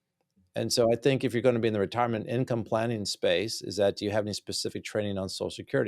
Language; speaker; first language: English; native; English